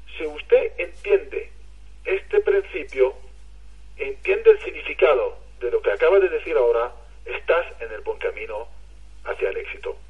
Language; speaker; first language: Spanish; non-native, fluent; Hebrew